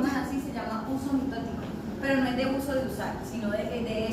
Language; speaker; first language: Spanish; native; Spanish